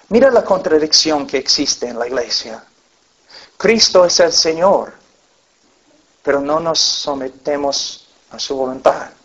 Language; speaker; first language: Spanish; non-native, fluent; English